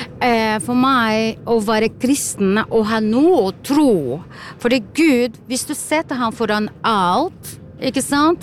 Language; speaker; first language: Norwegian; non-native, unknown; Portuguese